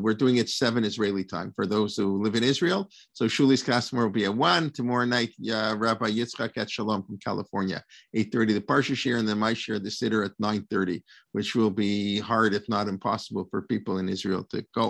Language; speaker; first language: English; native; English